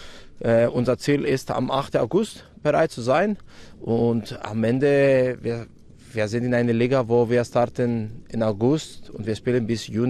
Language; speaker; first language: German; non-native, fluent; Greek